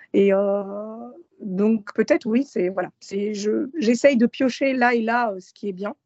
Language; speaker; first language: French; early bilingual, other home language; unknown